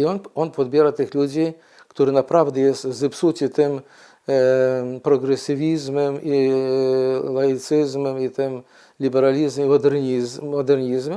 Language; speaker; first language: Polish; non-native, fluent; Ukrainian